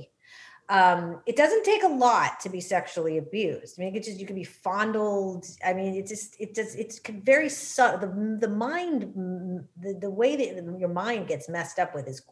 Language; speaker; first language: English; native; English